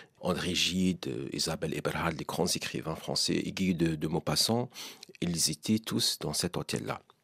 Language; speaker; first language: French; non-native, local second language; Arabic